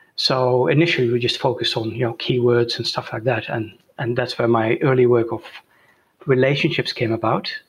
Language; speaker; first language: English; non-native, fluent; Dutch